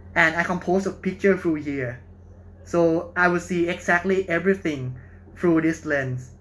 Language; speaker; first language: English; non-native, fluent; Thai